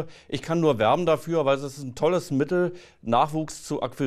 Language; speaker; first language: German; native; German